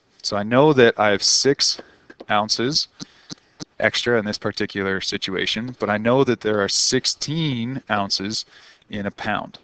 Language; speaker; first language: English; native; English